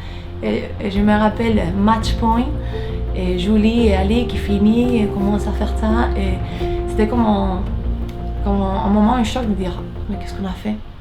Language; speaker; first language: French; early bilingual, heritage; Dutch